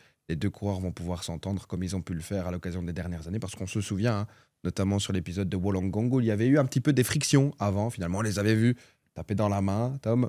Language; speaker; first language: French; native; French